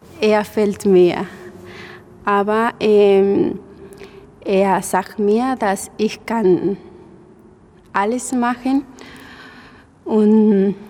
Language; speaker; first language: German; non-native, learner; Spanish